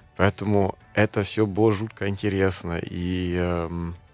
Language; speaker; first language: Russian; non-native, fluent; German